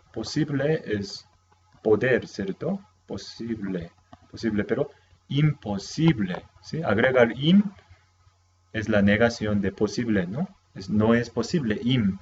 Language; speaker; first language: Spanish; non-native, fluent; Korean